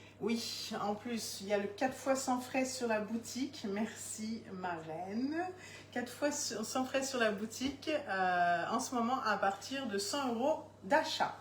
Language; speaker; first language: French; native; French